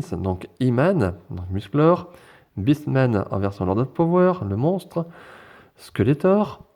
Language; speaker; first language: French; native; French